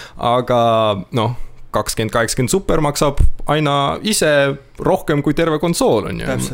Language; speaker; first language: Estonian; non-native, local second language; Russian